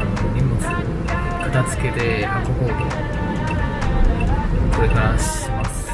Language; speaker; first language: Japanese; non-native, fluent; Chinese